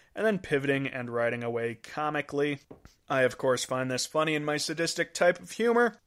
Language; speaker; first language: English; native; English